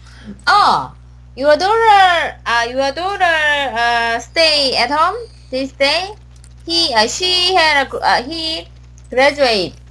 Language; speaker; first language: English; non-native, learner; Korean